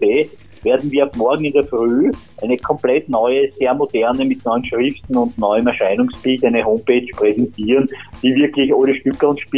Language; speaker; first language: German; native; German